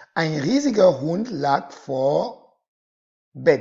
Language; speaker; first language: German; non-native, fluent; French